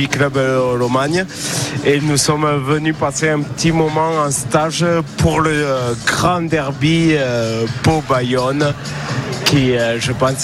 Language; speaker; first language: French; native; French